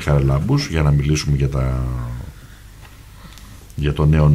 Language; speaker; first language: Greek; native; Greek